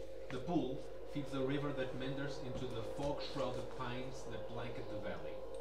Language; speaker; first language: English; non-native, fluent; Portuguese